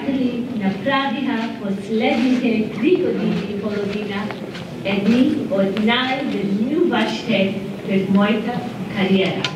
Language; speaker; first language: Bulgarian; non-native, learner; English